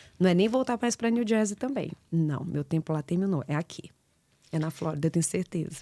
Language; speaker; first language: Portuguese; native; Portuguese